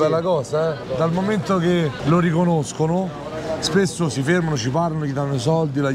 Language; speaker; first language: Italian; native; Italian